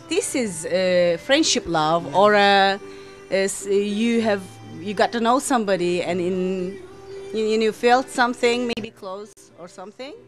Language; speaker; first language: English; non-native, learner; Greek